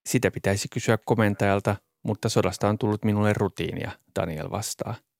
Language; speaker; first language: Finnish; native; Finnish